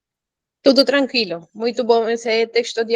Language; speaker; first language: Portuguese; non-native, learner; Spanish